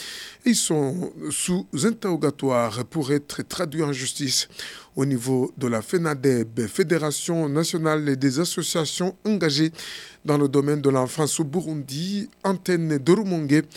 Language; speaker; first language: French; non-native, local second language; Rundi